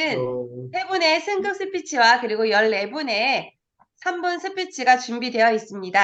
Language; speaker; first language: Korean; native; Korean